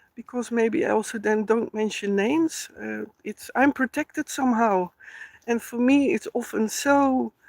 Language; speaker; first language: English; non-native, fluent; Dutch